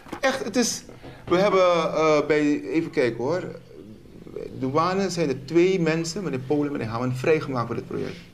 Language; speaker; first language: Dutch; native; Dutch